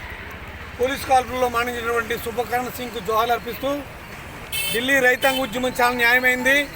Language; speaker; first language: Telugu; native; Telugu